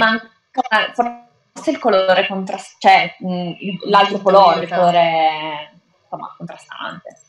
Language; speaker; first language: Italian; native; Italian